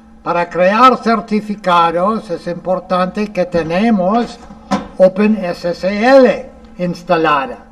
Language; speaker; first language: Spanish; non-native, fluent; English